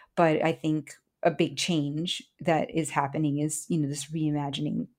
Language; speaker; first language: English; early bilingual, other home language; Spanish